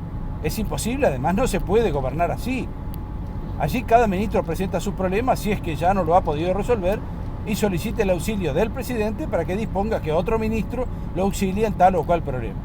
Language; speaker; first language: Spanish; native; Spanish